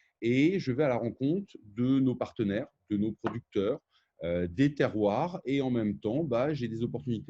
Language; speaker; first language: French; native; French